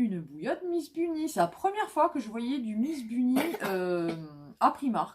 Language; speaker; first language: French; native; French